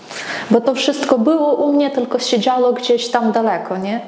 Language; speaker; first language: Polish; non-native, fluent; Ukrainian